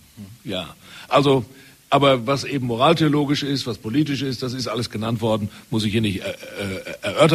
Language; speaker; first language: German; native; German